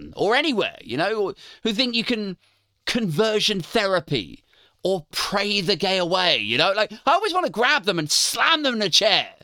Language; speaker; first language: English; native; English